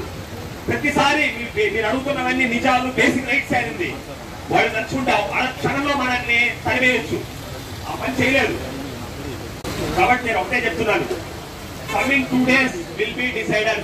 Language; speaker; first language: Telugu; native; Telugu